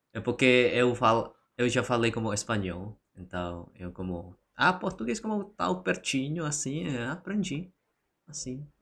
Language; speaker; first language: Portuguese; non-native, fluent; Indonesian